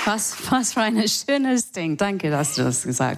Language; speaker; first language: German; non-native, fluent; English